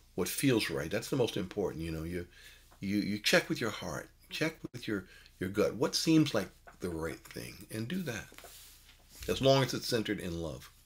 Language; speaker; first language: English; native; English